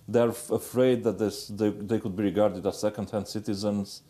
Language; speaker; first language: English; non-native, fluent; Romanian